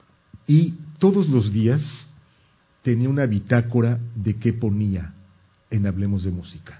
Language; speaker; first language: Spanish; native; Spanish